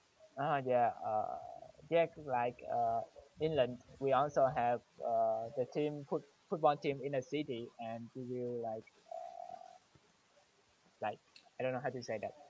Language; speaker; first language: English; non-native, learner; Vietnamese